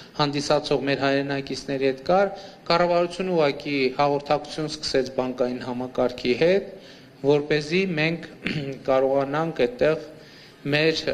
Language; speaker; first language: Armenian; native; Armenian